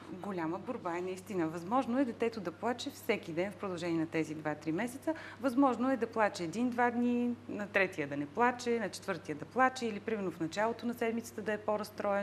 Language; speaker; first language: Bulgarian; native; Bulgarian